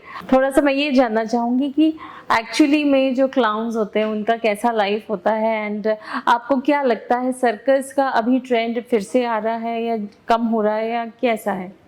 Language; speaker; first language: Hindi; native; Hindi